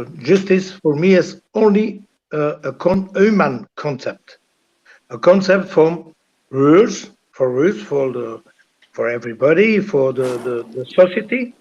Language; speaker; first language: English; non-native, learner; French